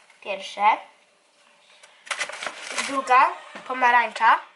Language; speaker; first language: Polish; early bilingual, heritage; Polish